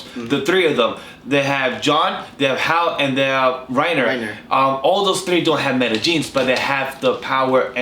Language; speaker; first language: English; native; English